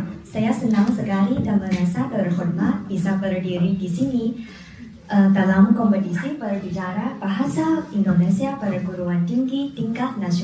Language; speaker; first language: Indonesian; non-native, fluent; Chinese